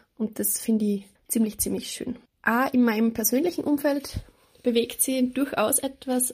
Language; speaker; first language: German; native; German